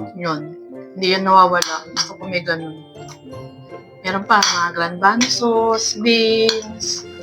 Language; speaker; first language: Filipino; native; Filipino